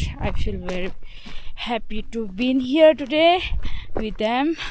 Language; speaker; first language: English; non-native, learner; Tibetan